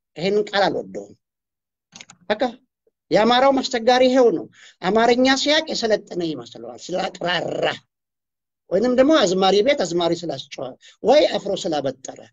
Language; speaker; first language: Amharic; non-native, local second language; Oromo